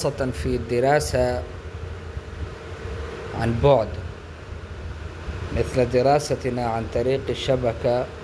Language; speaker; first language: Arabic; non-native, fluent; Urdu